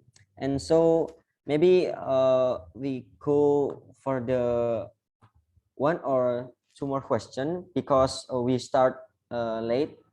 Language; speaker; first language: English; non-native, learner; Indonesian